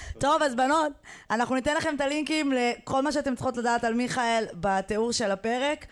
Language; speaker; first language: Hebrew; native; Hebrew